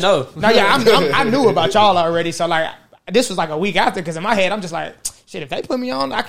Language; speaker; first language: English; native; English